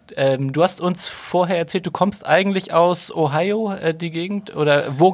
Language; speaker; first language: German; native; German